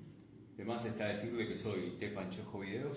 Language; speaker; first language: Spanish; native; Spanish